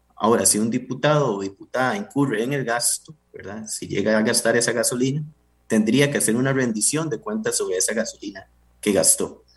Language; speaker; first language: Spanish; native; Spanish